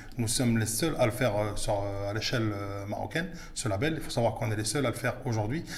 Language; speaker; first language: French; early bilingual, other home language; Arabic